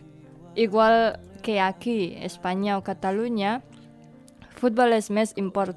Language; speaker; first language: Catalan; non-native, learner; Indonesian